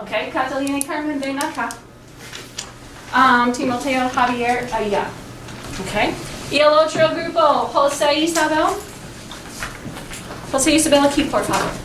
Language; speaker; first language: Spanish; non-native, fluent; English